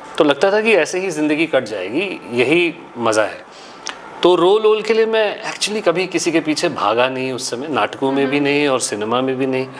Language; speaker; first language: Hindi; native; Hindi